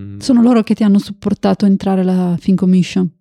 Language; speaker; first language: Italian; native; Italian